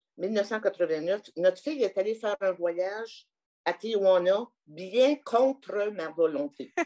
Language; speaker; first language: French; native; French